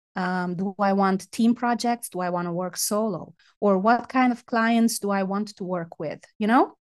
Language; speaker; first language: English; non-native, fluent; Romanian